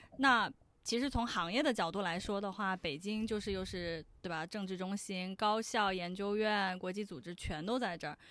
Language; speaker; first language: Chinese; non-native, local second language; Cantonese